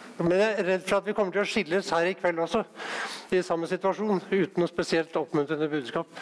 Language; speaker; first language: Norwegian; native; Norwegian